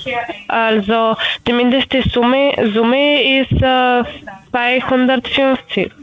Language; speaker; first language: German; non-native, learner; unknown